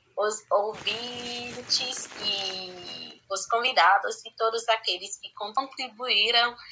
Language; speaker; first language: Portuguese; non-native, fluent; Haitian Creole